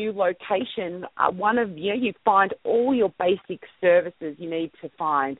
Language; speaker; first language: English; native; English